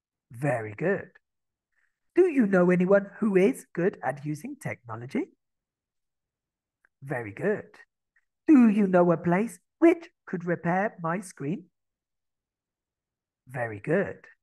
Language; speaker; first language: English; native; English